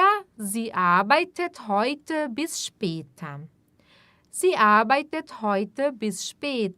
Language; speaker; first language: German; non-native, fluent; Portuguese